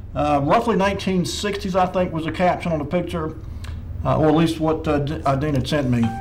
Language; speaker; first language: English; native; English